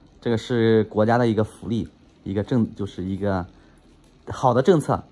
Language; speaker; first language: Chinese; native; Chinese